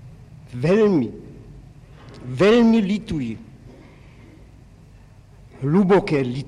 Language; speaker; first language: Czech; non-native, fluent; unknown